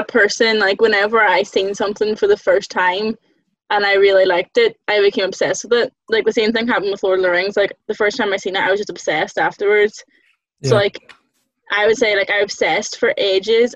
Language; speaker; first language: English; native; English